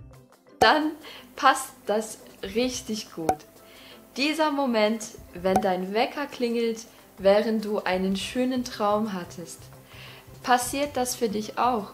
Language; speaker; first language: German; non-native, fluent; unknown